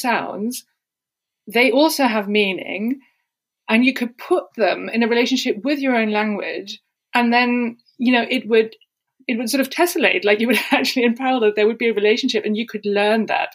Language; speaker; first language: English; non-native, fluent; German